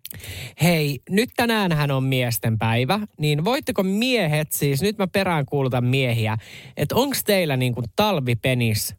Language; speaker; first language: Finnish; native; Finnish